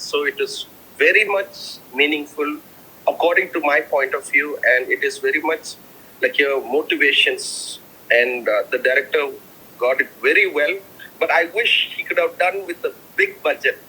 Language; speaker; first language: English; non-native, local second language; Tamil